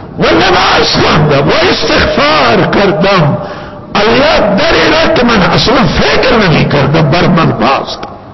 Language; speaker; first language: Persian; non-native, local second language; Baluchi